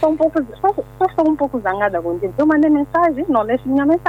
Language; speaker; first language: Portuguese; non-native, local second language; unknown